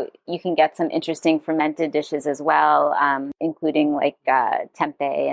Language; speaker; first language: English; non-native, fluent; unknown